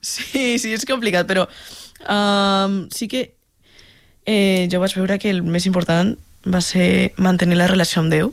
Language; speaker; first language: Catalan; non-native, local second language; Spanish